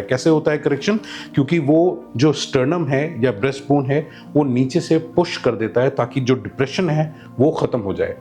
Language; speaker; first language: Hindi; native; Hindi